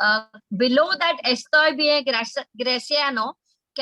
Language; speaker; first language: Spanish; non-native, learner; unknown